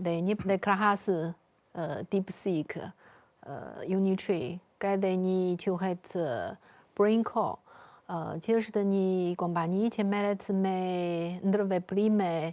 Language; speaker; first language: Albanian; non-native, fluent; Chinese